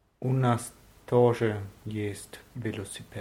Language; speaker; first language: Russian; non-native, learner; German